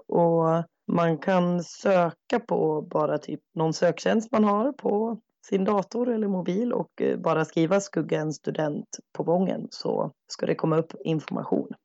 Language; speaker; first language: Swedish; native; Swedish